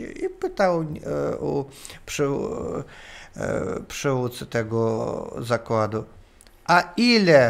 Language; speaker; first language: Polish; non-native, learner; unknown